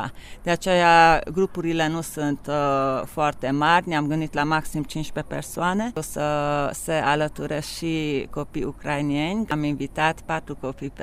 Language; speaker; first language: Romanian; non-native, local second language; Hungarian